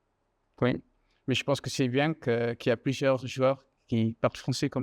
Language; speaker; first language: French; non-native, fluent; Dutch